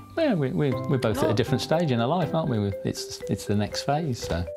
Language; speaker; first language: English; native; English